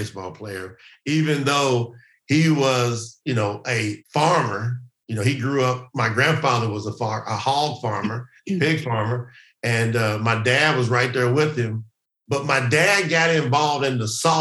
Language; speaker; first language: English; native; English